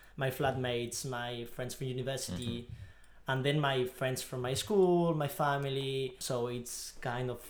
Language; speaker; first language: English; non-native, fluent; Spanish